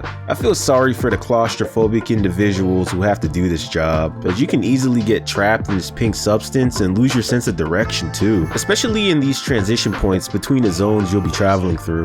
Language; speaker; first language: English; native; English